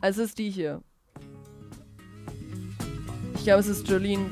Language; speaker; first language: German; native; German